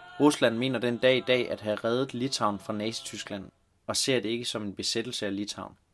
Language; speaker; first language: Danish; native; Danish